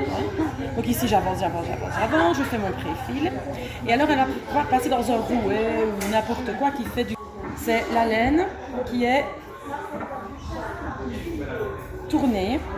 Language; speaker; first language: French; native; French